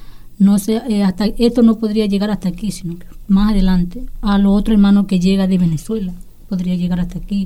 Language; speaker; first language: Spanish; non-native, local second language; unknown